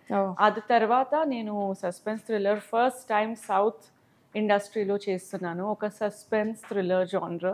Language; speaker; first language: Telugu; non-native, learner; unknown